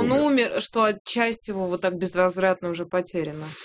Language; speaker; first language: Russian; native; Russian